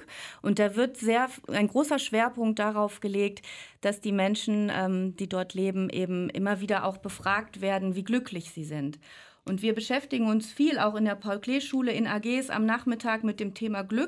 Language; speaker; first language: German; native; German